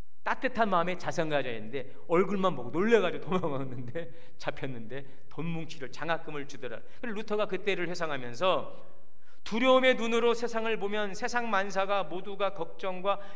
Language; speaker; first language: Korean; native; Korean